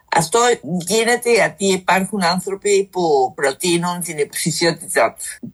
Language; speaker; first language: Greek; non-native, fluent; Spanish